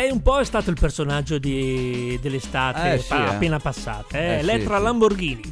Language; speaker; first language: Italian; native; Italian